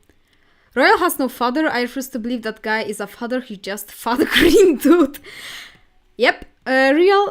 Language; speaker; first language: English; non-native, fluent; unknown